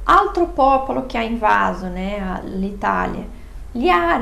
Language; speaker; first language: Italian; non-native, fluent; Portuguese